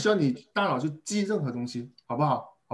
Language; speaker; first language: Chinese; native; Chinese